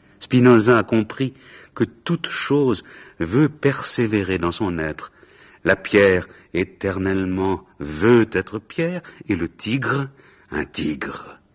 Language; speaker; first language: French; native; French